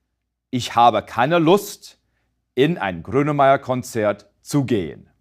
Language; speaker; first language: German; non-native, fluent; English